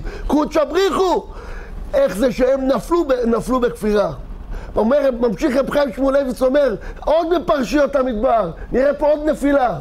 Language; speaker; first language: Hebrew; native; Hebrew